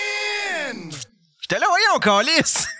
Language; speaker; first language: French; native; French